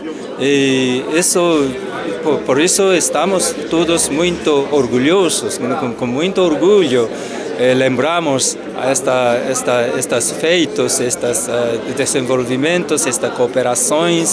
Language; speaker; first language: Portuguese; non-native, fluent; Japanese